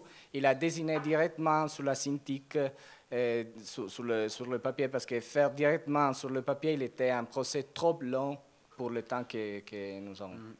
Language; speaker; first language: French; non-native, learner; Italian